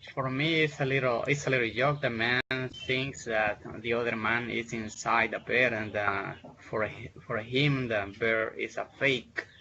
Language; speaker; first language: English; non-native, learner; Spanish